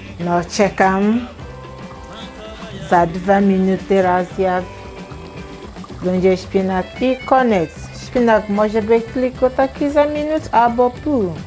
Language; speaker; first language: Polish; non-native, learner; Igbo